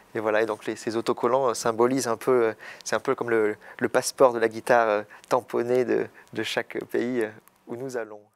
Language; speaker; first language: French; native; French